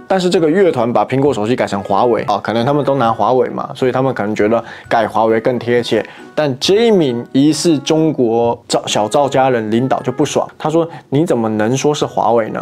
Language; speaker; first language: Chinese; native; Chinese